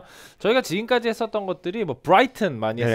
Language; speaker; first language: Korean; native; Korean